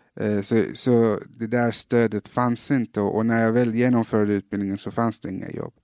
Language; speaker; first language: Swedish; early bilingual, other home language; Persian